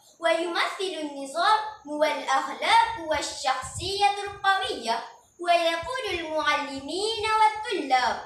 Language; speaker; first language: Arabic; non-native, learner; Malay